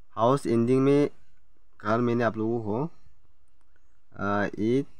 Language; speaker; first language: Hindi; non-native, local second language; Assamese